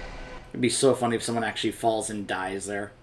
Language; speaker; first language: English; native; English